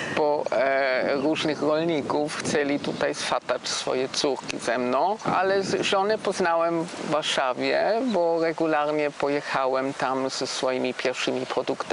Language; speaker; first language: Polish; non-native, fluent; German